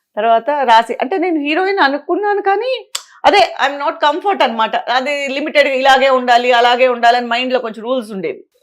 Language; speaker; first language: Telugu; native; Telugu